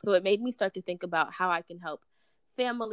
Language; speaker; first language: English; native; English